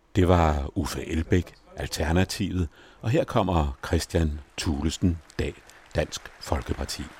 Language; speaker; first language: Danish; native; Danish